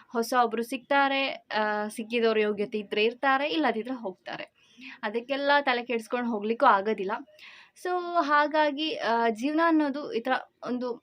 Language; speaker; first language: Kannada; non-native, local second language; Malayalam